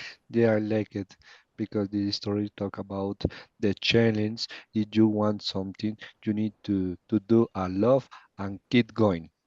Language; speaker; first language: English; non-native, learner; Spanish